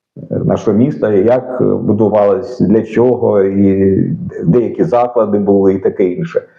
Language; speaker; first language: Ukrainian; non-native, local second language; Russian